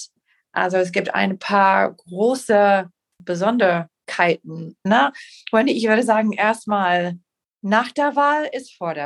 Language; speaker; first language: German; non-native, fluent; English